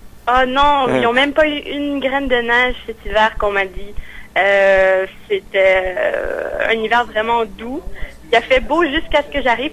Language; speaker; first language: French; native; French